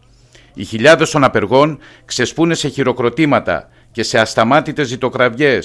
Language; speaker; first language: Greek; native; Greek